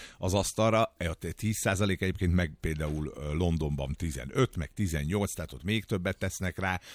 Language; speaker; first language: Hungarian; native; Hungarian